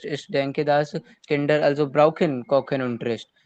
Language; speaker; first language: German; non-native, learner; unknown